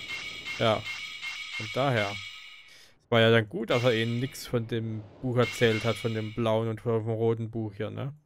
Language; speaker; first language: German; native; German